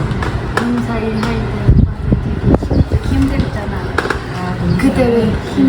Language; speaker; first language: Korean; non-native, fluent; Ukrainian